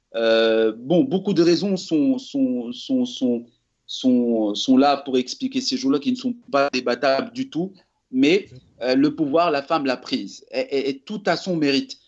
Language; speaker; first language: French; non-native, local second language; Arabic